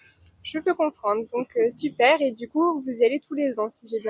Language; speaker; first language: French; native; French